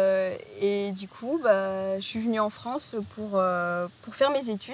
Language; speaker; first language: French; native; French